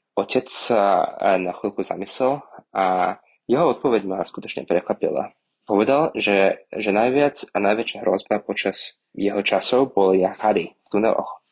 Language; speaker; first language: Slovak; early bilingual, other home language; Vietnamese